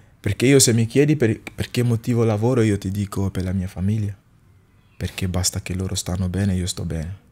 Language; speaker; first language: Italian; non-native, fluent; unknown